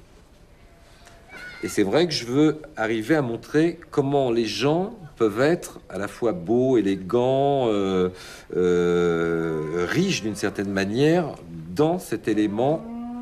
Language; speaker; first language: French; native; French